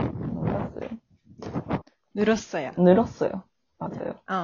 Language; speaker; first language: Korean; non-native, learner; Japanese